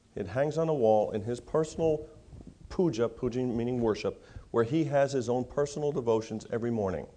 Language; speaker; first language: English; native; English